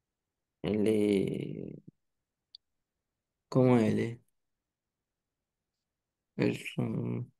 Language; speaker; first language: French; non-native, learner; Romanian